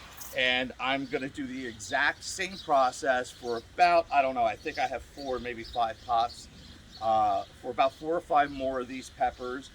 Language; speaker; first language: English; native; English